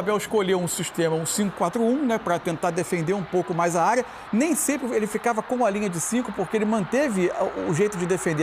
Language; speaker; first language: Portuguese; native; Portuguese